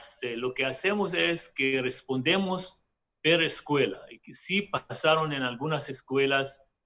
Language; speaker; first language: Spanish; non-native, fluent; Hebrew